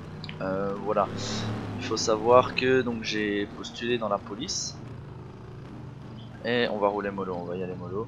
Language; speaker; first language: French; native; French